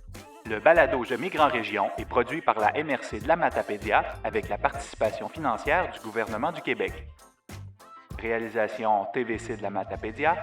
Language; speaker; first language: French; native; French